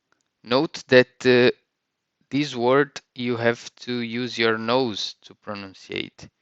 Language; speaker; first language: English; non-native, fluent; Portuguese